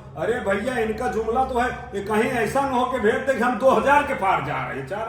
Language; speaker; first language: Hindi; native; Hindi